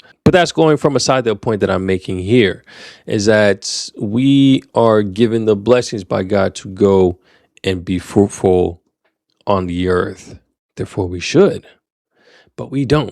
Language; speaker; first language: English; native; English